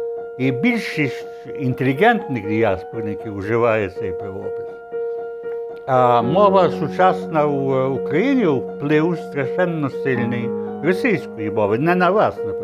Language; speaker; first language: Ukrainian; early bilingual, heritage; Ukrainian